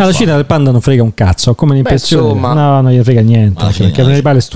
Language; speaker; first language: Italian; native; Italian